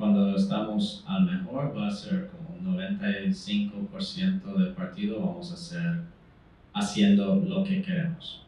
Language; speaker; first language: Spanish; non-native, fluent; English